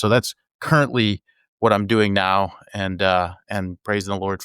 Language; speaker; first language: English; native; English